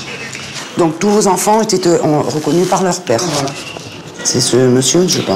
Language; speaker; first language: French; native; French